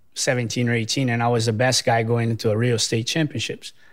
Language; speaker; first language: English; non-native, fluent; Portuguese